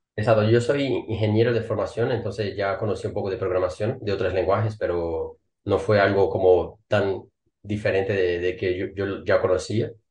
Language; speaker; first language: Spanish; non-native, fluent; Portuguese